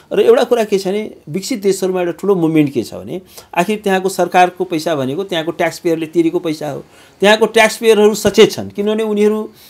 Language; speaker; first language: Nepali; native; Nepali